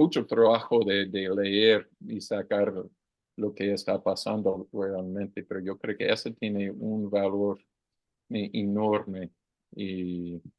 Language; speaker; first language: Spanish; non-native, learner; English